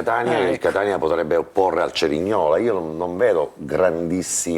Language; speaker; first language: Italian; native; Italian